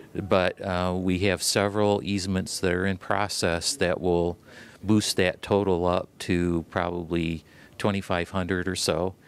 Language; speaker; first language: English; native; English